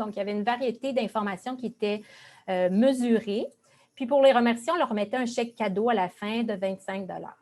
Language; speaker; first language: French; native; French